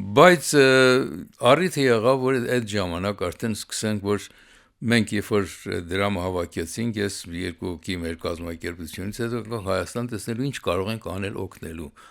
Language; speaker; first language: Armenian; early bilingual, heritage; Armenian